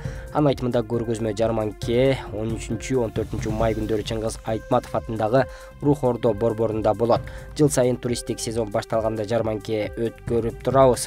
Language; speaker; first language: Kyrgyz; native; Kyrgyz